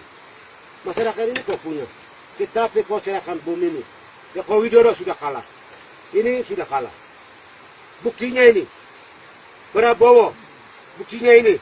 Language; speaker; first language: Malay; non-native, local second language; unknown